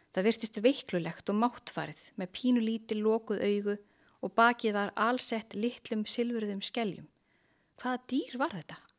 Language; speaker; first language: Icelandic; native; Icelandic